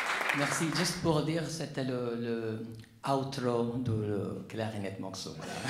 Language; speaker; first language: French; non-native, learner; Arabic